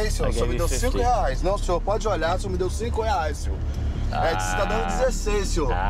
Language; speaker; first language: Portuguese; native; Portuguese